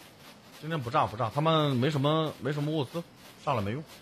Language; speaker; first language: Chinese; native; Chinese